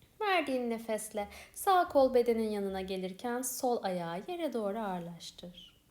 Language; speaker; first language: Turkish; native; Turkish